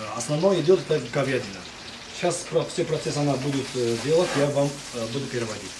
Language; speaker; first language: Russian; non-native, local second language; Azerbaijani